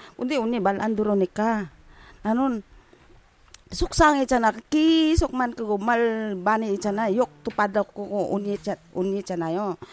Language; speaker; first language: Korean; non-native, learner; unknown